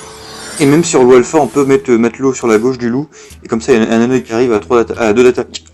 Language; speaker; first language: French; native; French